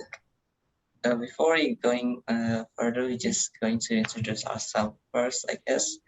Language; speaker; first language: English; non-native, learner; Indonesian